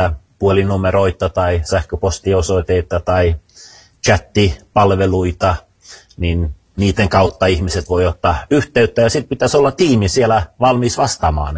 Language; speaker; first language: Finnish; early bilingual, heritage; Finnish